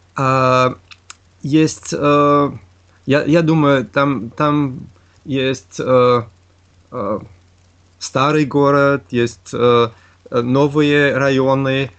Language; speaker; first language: Russian; non-native, learner; German